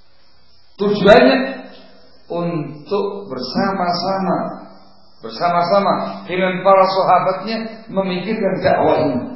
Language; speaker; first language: Indonesian; native; Indonesian